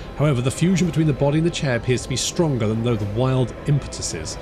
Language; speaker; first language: English; native; English